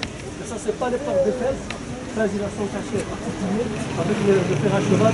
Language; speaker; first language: French; non-native, local second language; Arabic